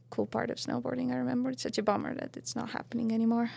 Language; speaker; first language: English; non-native, fluent; Estonian